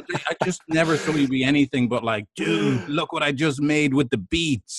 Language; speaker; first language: English; native; English